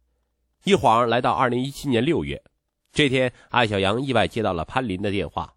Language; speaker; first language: Chinese; native; Chinese